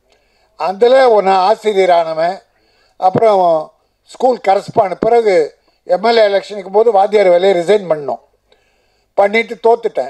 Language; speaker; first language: Tamil; native; Tamil